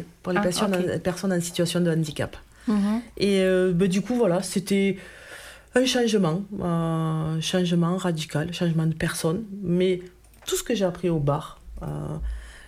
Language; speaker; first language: French; native; French